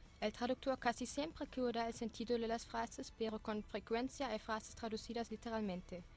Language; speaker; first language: Spanish; non-native, fluent; German